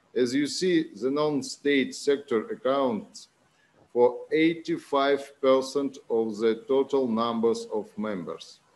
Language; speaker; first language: English; non-native, fluent; Russian